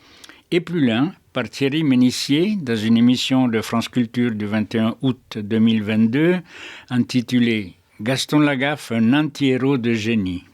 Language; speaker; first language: French; native; French